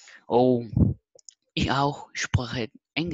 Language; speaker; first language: German; non-native, learner; Portuguese